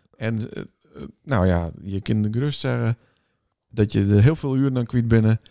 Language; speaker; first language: Dutch; native; Dutch